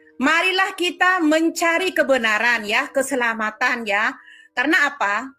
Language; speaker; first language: Indonesian; non-native, local second language; Madurese